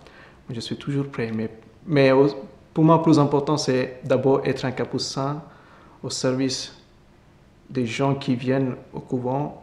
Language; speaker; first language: French; non-native, fluent; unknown